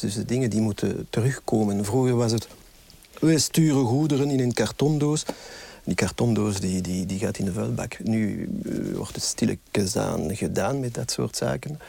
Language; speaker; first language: Dutch; non-native, local second language; French